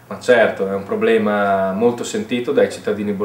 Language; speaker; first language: Italian; native; Italian